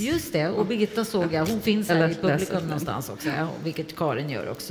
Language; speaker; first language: Swedish; native; Swedish